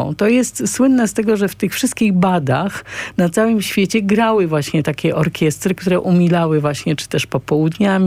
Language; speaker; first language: Polish; native; Polish